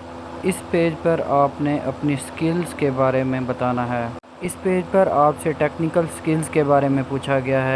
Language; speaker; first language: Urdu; non-native, local second language; Punjabi